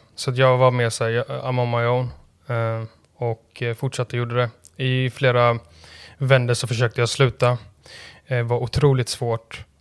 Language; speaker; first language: Swedish; native; Swedish